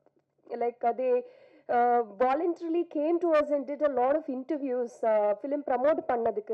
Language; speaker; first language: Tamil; non-native, fluent; Telugu